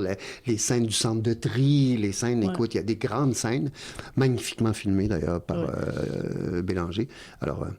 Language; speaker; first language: French; native; French